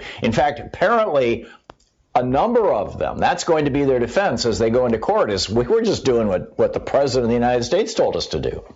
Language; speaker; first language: English; native; English